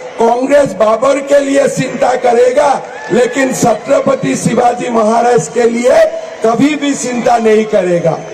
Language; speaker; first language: Hindi; non-native, local second language; Assamese